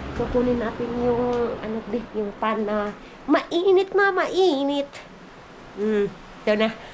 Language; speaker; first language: Filipino; non-native, local second language; Cebuano